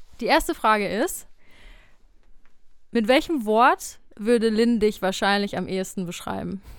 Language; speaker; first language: German; native; German